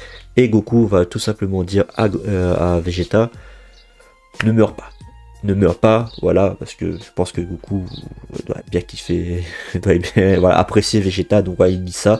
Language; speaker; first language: French; native; French